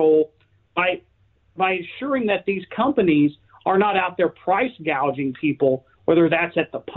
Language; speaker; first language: English; native; English